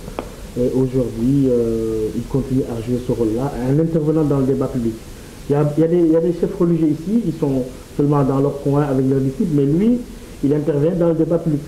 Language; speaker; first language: French; non-native, local second language; Wolof